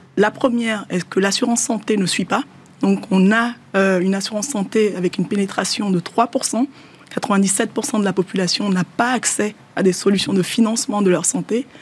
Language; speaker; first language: French; non-native, local second language; Yoruba